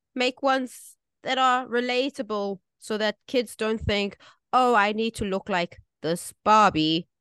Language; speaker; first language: English; native; English